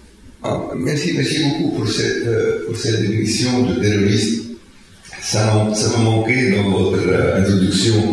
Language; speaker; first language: French; non-native, fluent; Arabic